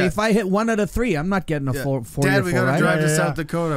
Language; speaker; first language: English; native; English